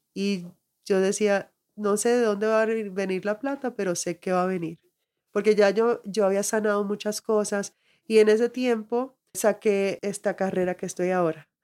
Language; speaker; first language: Spanish; early bilingual, heritage; Spanish